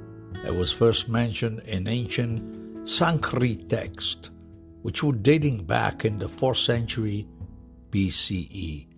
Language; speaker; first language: English; non-native, fluent; Italian